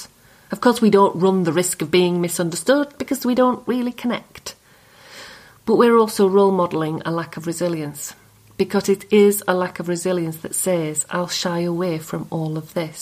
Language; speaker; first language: English; native; English